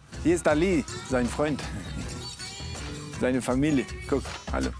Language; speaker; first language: German; non-native, fluent; Spanish